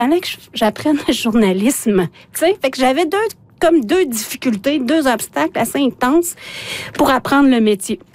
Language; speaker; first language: French; non-native, local second language; Innu-aimun